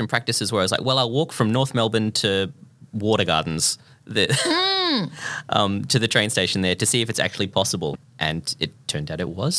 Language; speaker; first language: English; native; English